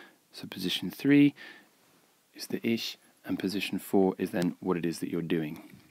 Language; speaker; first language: English; native; English